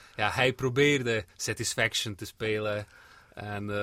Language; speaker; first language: Dutch; non-native, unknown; Serbian